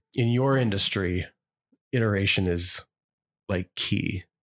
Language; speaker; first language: English; native; English